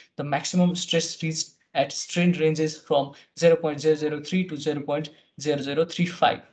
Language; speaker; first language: English; non-native, local second language; Nepali